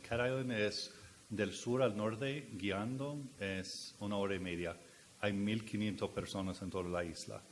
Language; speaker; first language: Spanish; non-native, learner; English